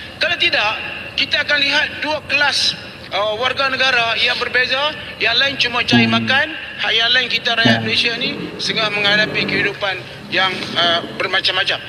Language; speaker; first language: Malay; native; Malay